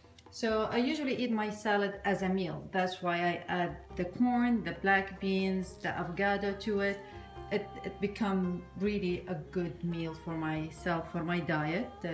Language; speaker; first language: English; non-native, fluent; Arabic